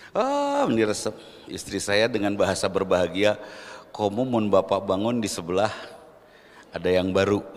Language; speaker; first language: Indonesian; non-native, local second language; Sundanese